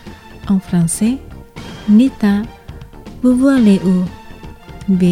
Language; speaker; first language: French; non-native, fluent; Indonesian